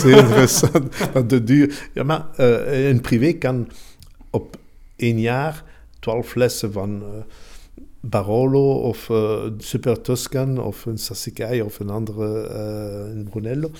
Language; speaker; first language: Dutch; non-native, local second language; Italian